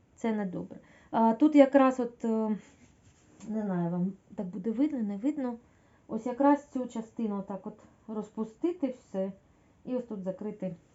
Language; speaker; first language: Ukrainian; non-native, local second language; Russian